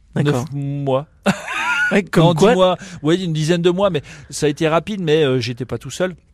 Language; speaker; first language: French; native; French